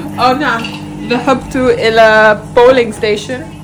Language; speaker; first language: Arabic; non-native, learner; English